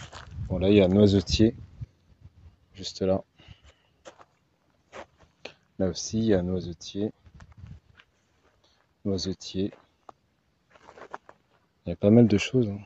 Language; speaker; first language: French; native; French